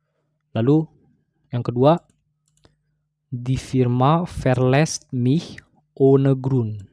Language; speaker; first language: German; non-native, fluent; Indonesian